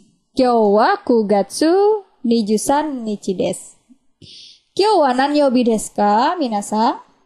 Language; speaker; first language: Japanese; non-native, fluent; Indonesian